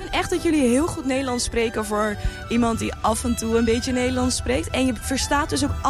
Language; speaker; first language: Dutch; native; Dutch